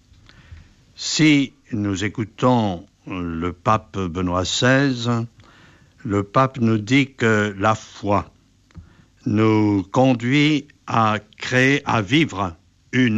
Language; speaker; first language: French; native; French